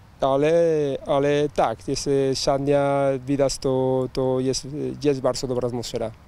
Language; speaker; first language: Polish; non-native, learner; Spanish